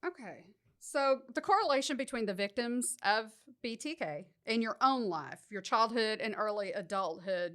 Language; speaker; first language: English; native; English